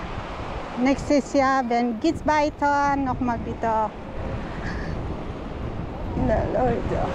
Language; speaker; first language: German; non-native, learner; Filipino